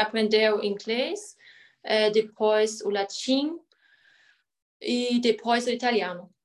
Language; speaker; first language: Portuguese; non-native, learner; German